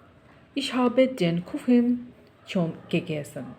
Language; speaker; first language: German; non-native, learner; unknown